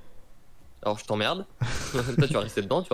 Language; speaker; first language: French; native; French